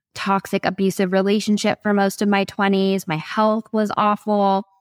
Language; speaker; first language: English; native; English